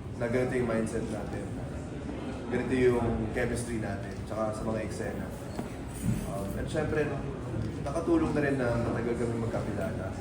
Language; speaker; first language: Filipino; native; Filipino